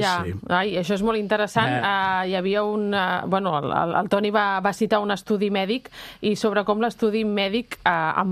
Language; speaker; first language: Catalan; native; Catalan